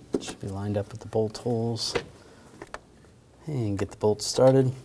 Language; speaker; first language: English; native; English